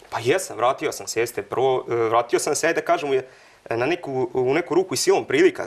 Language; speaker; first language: Croatian; native; Croatian